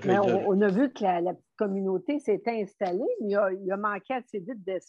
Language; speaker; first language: French; native; French